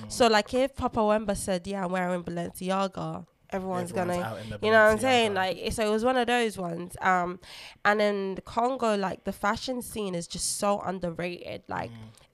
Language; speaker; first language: English; non-native, local second language; Lingala